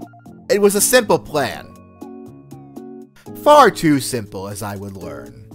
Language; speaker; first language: English; native; English